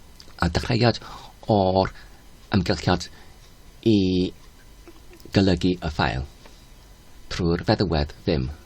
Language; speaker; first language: Welsh; non-native, learner; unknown